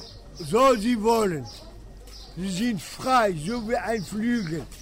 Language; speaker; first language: German; non-native, learner; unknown